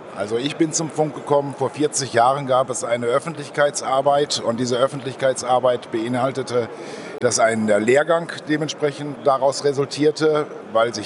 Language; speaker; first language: German; native; German